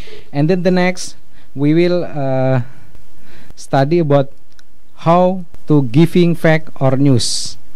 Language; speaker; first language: English; non-native, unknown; Indonesian